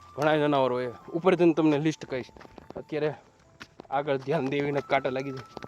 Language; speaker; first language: Gujarati; native; Gujarati